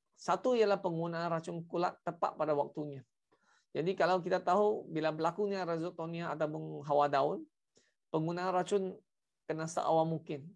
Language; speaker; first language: Malay; non-native, local second language; Chinese